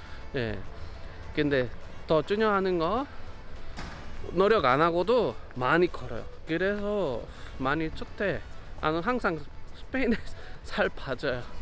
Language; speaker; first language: Korean; non-native, learner; Spanish